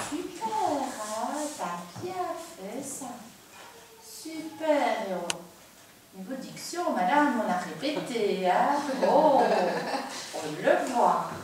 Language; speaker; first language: French; native; French